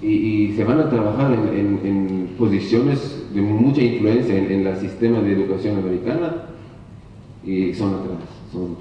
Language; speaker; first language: Spanish; non-native, learner; Hebrew